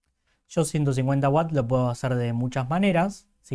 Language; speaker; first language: Spanish; native; Spanish